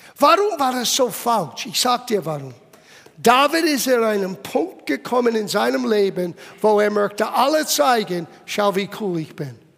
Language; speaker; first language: German; non-native, fluent; English